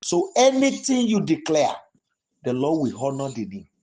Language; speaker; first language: English; non-native, local second language; Yoruba